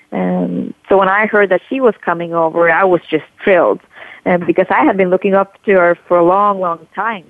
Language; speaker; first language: English; non-native, fluent; Norwegian